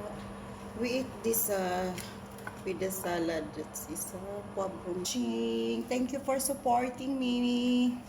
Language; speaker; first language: English; non-native, local second language; Cebuano